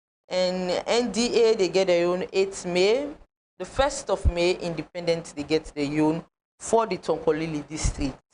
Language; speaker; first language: English; non-native, local second language; Krio